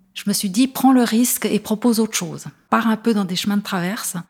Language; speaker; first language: French; native; French